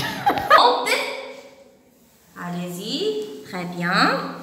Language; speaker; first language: French; non-native, local second language; Arabic